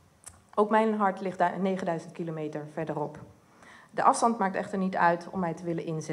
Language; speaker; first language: Dutch; non-native, local second language; Papiamento